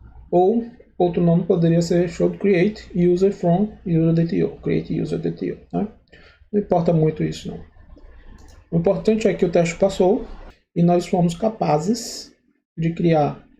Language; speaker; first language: Portuguese; native; Portuguese